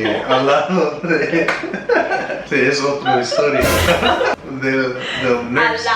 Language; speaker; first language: Spanish; non-native, fluent; English